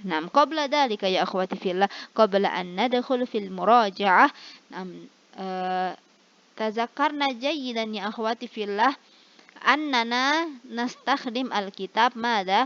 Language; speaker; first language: Arabic; non-native, fluent; Indonesian